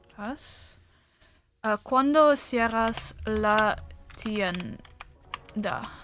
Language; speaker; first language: Spanish; non-native, learner; English